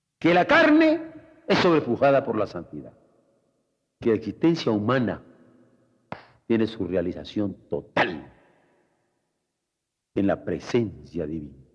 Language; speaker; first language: Spanish; native; Spanish